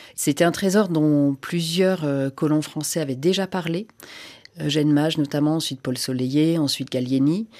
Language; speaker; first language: French; non-native, local second language; Finnish